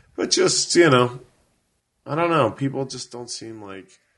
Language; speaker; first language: English; native; English